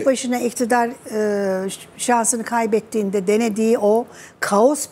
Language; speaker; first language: Turkish; native; Turkish